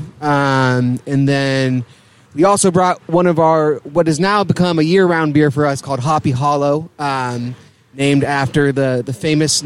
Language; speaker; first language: English; native; English